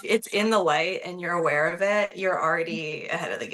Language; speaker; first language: English; native; English